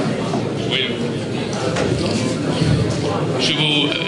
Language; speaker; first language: French; non-native, fluent; German